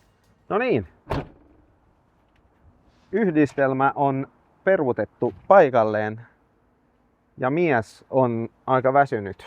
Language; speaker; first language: Finnish; non-native, fluent; Swedish